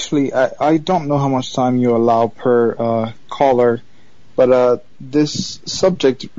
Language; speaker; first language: English; non-native, fluent; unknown